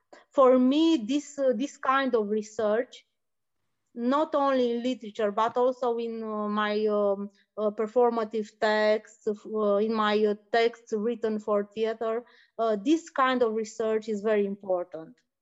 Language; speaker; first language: English; non-native, fluent; Romanian